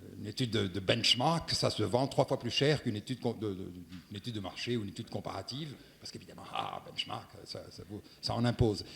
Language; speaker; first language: French; native; French